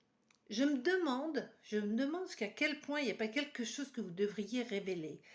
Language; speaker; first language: French; native; French